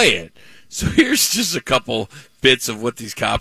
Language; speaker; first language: English; native; English